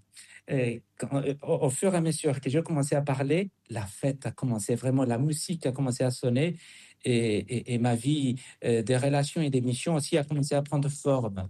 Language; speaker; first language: French; non-native, fluent; Spanish